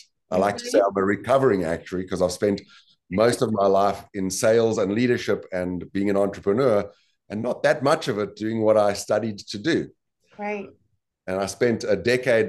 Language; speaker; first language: English; native; English